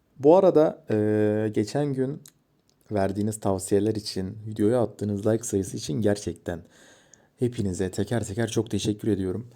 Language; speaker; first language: Turkish; native; Turkish